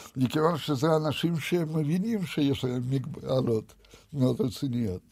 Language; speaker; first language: Hebrew; non-native, fluent; Russian